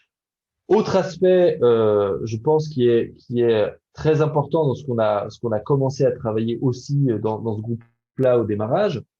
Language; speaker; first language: French; native; French